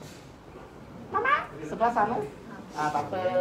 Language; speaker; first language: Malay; non-native, local second language; Cantonese